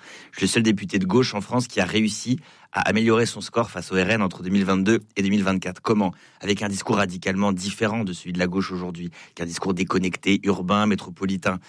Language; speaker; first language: French; native; French